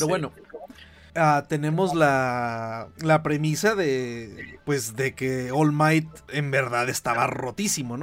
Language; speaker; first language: Spanish; native; Spanish